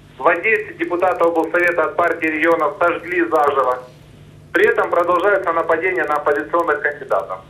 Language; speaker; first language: Russian; native; Russian